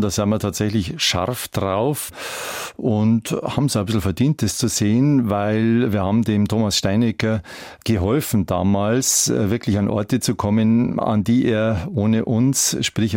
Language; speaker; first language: German; native; German